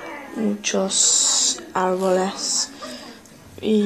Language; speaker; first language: Spanish; non-native, learner; English